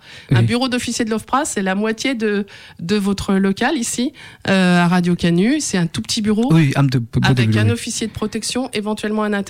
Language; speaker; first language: French; native; French